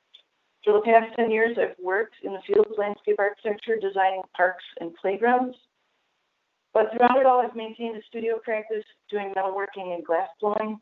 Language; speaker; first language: English; native; English